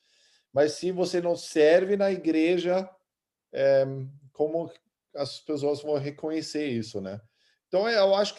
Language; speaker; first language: Portuguese; early bilingual, other home language; German